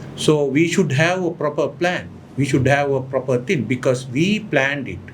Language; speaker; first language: English; non-native, local second language; Sinhala